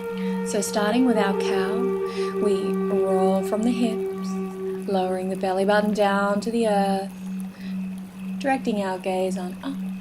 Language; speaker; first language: English; native; English